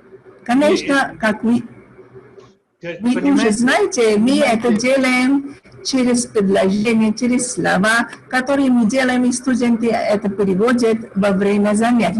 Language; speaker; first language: Russian; non-native, fluent; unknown